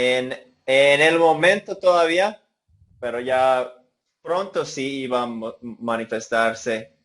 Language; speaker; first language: Spanish; non-native, fluent; English